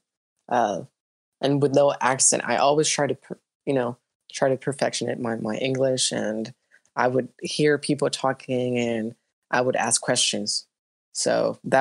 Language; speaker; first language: English; early bilingual, other home language; Spanish